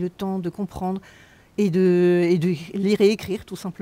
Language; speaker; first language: French; native; French